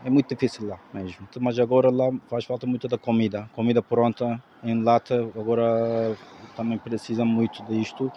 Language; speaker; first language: Portuguese; non-native, learner; Turkish